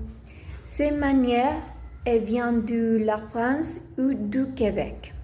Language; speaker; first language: French; non-native, learner; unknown